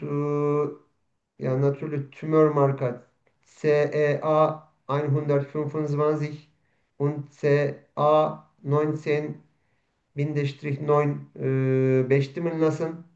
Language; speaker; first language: German; non-native, learner; Turkish